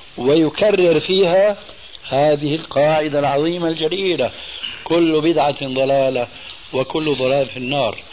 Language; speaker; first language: Arabic; early bilingual, other home language; Albanian